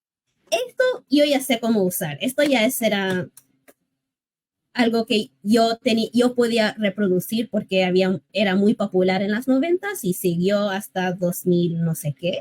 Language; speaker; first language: Spanish; early bilingual, heritage; English